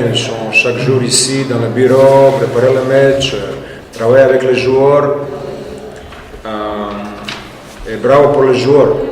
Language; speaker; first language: French; non-native, fluent; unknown